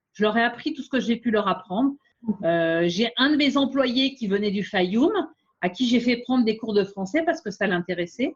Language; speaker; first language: French; native; French